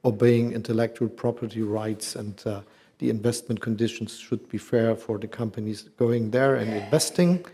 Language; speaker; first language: English; non-native, fluent; German